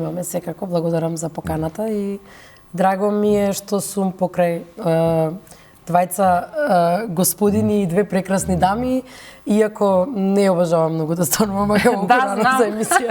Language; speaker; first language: Macedonian; native; Macedonian